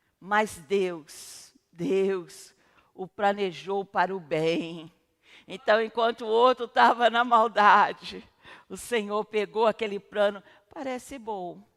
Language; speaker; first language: Portuguese; native; Portuguese